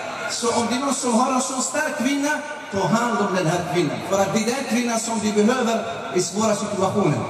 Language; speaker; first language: Swedish; non-native, fluent; Arabic